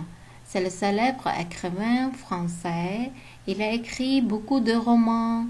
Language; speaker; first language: French; non-native, learner; Uzbek